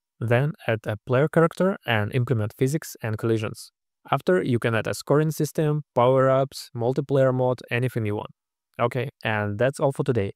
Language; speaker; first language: English; non-native, fluent; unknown